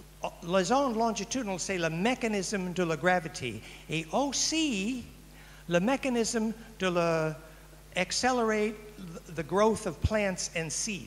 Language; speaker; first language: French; non-native, learner; English